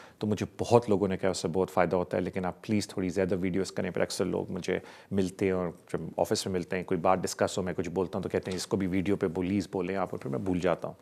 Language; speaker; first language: Urdu; native; Urdu